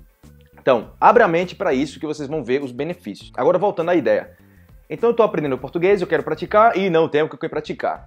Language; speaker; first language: Portuguese; native; Portuguese